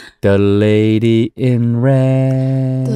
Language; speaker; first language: English; non-native, fluent; Korean